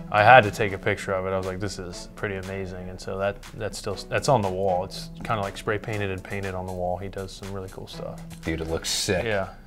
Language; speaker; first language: English; native; English